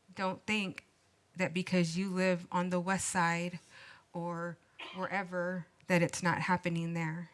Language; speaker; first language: English; native; English